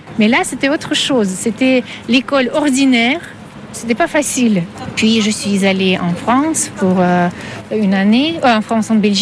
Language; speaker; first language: French; non-native, fluent; Russian